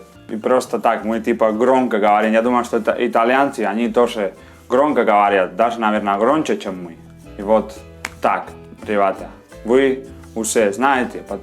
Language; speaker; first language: Russian; non-native, learner; Spanish